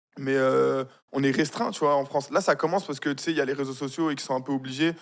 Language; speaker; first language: French; early bilingual, other home language; Arabic